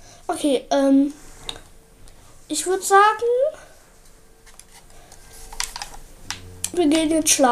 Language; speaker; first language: German; native; German